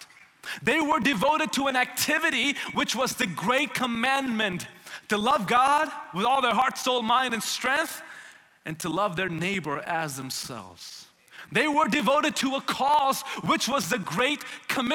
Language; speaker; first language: English; non-native, local second language; Malayalam